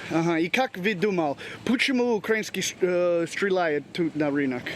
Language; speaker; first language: Russian; non-native, learner; English